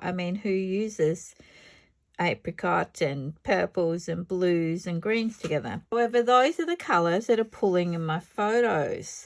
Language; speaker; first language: English; native; English